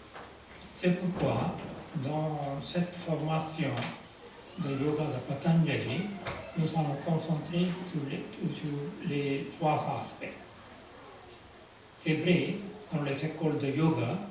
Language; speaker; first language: French; non-native, fluent; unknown